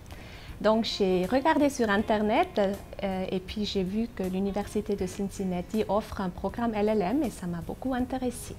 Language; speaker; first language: French; non-native, local second language; German